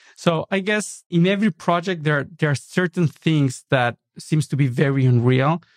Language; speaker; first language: English; non-native, fluent; Spanish